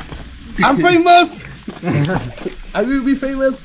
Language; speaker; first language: English; non-native, learner; Vietnamese